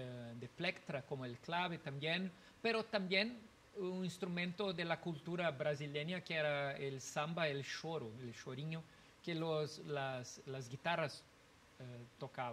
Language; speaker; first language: Spanish; non-native, learner; Portuguese